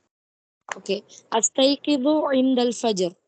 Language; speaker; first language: Arabic; non-native, learner; Tamil